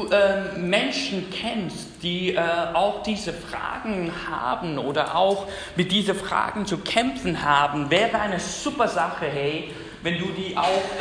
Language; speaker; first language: German; non-native, fluent; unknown